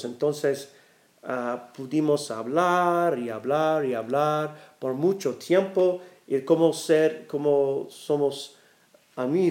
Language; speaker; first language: Spanish; non-native, learner; English